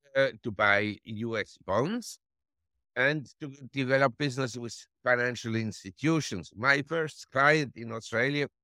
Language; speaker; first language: English; non-native, fluent; German